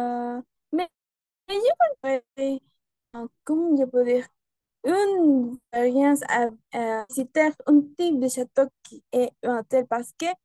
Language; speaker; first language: French; non-native, learner; Spanish